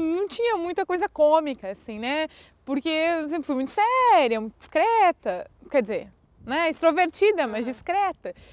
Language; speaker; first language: Portuguese; native; Portuguese